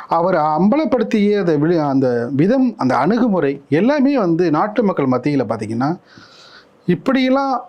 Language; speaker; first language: Tamil; native; Tamil